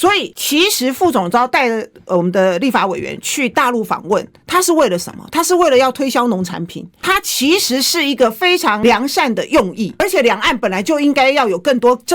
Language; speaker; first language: Chinese; native; Chinese